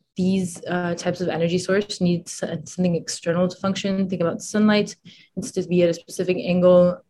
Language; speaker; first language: English; non-native, fluent; Italian